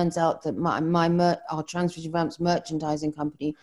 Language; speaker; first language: English; native; English